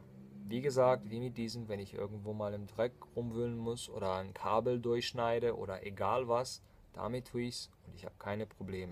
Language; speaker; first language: German; non-native, fluent; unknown